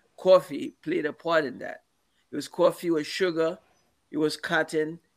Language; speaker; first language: English; non-native, fluent; Haitian Creole